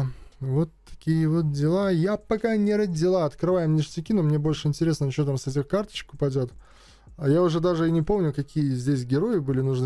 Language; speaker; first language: Russian; native; Russian